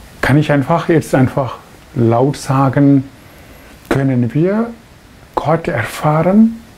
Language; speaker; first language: German; non-native, fluent; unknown